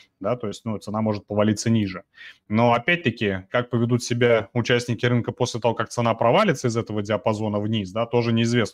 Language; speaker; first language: Russian; native; Russian